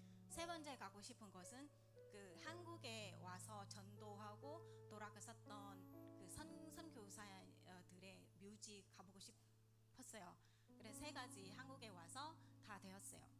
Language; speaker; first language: Korean; non-native, learner; Vietnamese